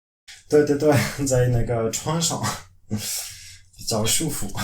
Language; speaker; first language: Chinese; non-native, fluent; French